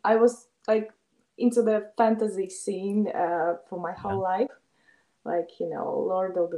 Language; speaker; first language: English; non-native, fluent; Russian